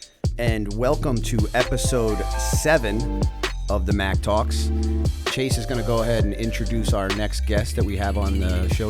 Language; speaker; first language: English; native; English